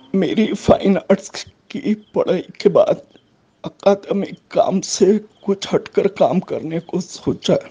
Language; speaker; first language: Hindi; native; Hindi